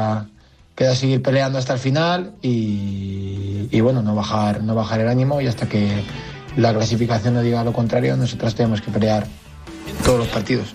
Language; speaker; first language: Spanish; native; Spanish